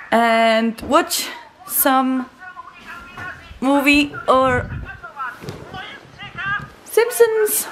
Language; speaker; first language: English; non-native, learner; Czech